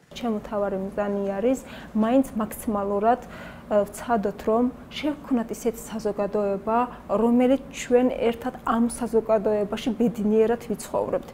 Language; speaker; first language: Georgian; non-native, local second language; Azerbaijani